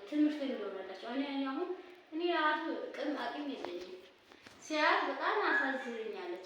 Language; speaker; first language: Amharic; non-native, local second language; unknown